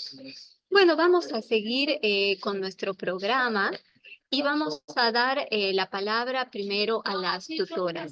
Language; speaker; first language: Spanish; native; Spanish